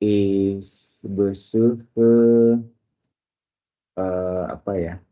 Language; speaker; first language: German; non-native, learner; Indonesian